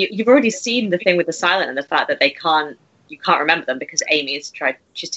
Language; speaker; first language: English; native; English